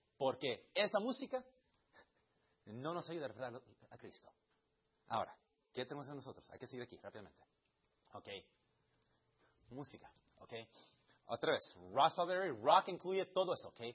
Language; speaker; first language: Spanish; early bilingual, heritage; Spanish